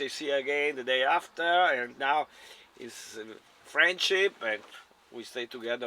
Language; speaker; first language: English; non-native, learner; German